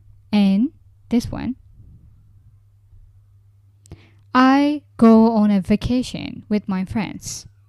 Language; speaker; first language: English; non-native, fluent; Burmese